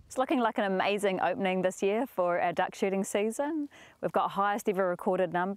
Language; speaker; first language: English; native; English